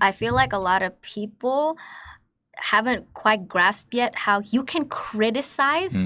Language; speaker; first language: English; early bilingual, other home language; Indonesian